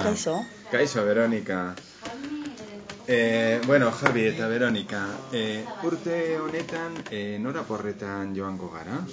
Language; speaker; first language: Basque; non-native, learner; Spanish